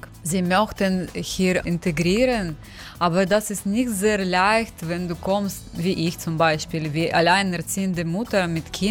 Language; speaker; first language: German; non-native, learner; Ukrainian